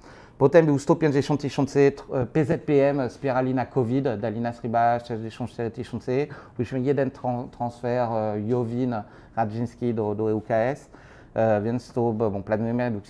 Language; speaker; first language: Polish; non-native, learner; French